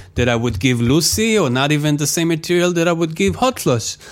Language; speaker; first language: English; non-native, fluent; Hebrew